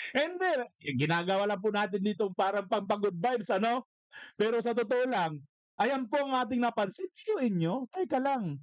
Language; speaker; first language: Filipino; native; Filipino